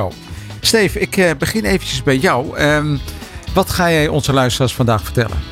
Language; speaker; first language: Dutch; native; Dutch